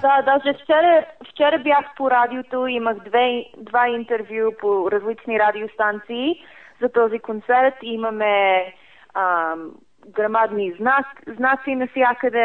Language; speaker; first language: Bulgarian; non-native, fluent; English